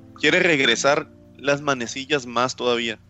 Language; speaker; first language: Spanish; native; Spanish